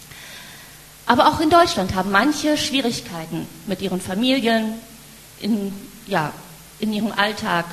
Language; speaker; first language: German; native; German